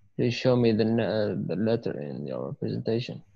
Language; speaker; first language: English; non-native, learner; Arabic